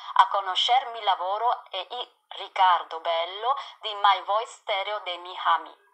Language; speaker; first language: Spanish; non-native, learner; Italian